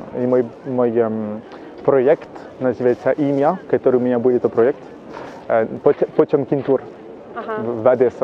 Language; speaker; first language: Russian; non-native, learner; French